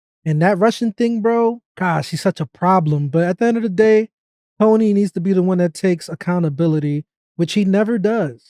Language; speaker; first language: English; native; English